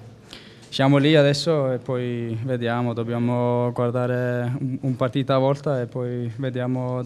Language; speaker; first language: Italian; non-native, learner; Icelandic